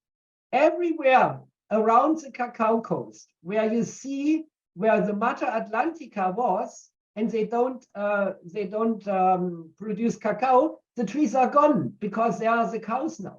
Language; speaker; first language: English; non-native, fluent; German